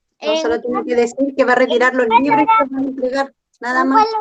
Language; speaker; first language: Spanish; native; Spanish